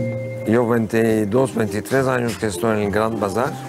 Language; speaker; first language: Spanish; early bilingual, heritage; Ladino